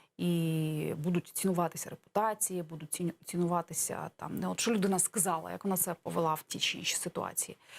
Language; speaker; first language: Ukrainian; native; Ukrainian